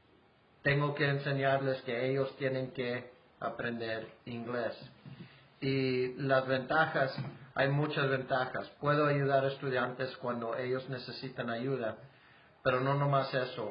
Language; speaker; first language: Spanish; early bilingual, heritage; Spanish